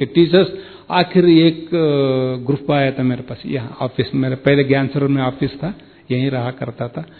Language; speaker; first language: Hindi; non-native, local second language; Kannada